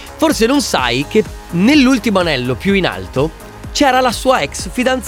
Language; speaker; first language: Italian; native; Italian